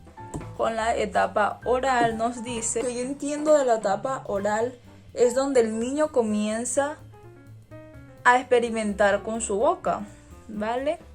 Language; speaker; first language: Spanish; native; Spanish